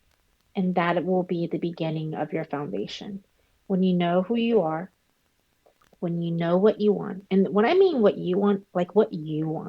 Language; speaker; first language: English; early bilingual, other home language; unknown